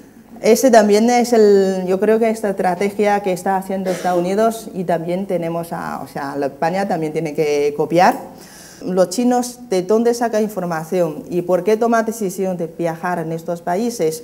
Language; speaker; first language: Spanish; non-native, fluent; Chinese